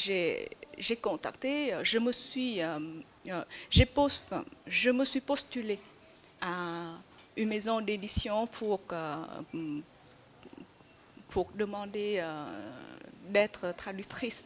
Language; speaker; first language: French; non-native, fluent; Vietnamese